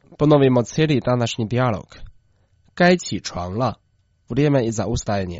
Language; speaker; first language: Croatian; non-native, fluent; Chinese